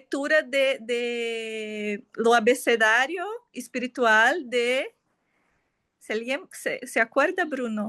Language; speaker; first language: Spanish; non-native, fluent; Portuguese